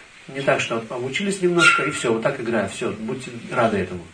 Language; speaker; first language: Russian; native; Russian